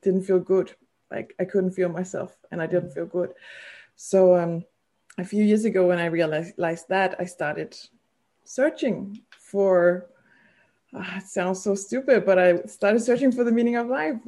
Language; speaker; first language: English; non-native, fluent; Danish